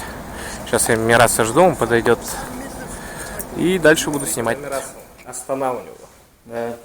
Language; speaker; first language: Russian; native; Russian